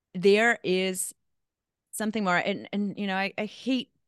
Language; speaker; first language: English; non-native, fluent; Spanish